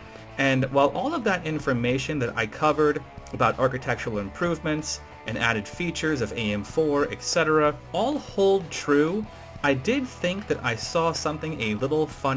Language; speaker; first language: English; native; English